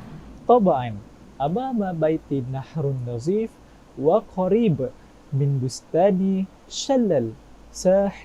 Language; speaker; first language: Arabic; non-native, learner; Malay